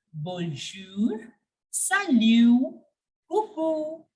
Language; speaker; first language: French; non-native, fluent; Hindi